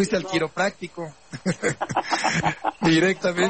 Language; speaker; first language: Spanish; native; Spanish